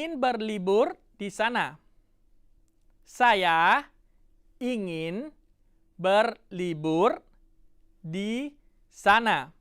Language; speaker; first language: Indonesian; non-native, fluent; Thai